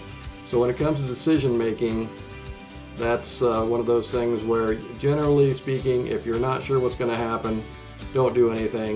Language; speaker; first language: English; native; English